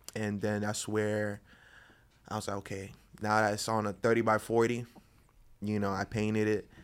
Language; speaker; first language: English; native; English